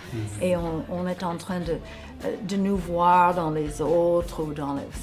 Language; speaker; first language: French; non-native, fluent; English